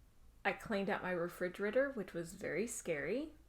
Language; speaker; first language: English; native; English